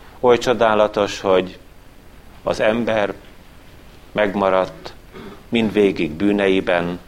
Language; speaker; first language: Hungarian; native; Hungarian